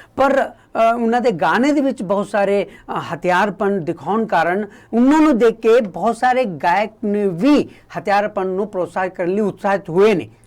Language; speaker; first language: Punjabi; non-native, local second language; Kannada